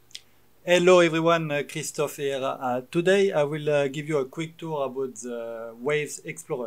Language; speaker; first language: English; non-native, fluent; French